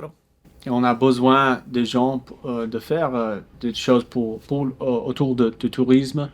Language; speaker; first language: French; non-native, local second language; English